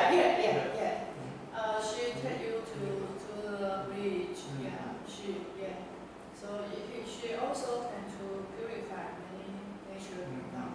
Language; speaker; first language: English; non-native, learner; Chinese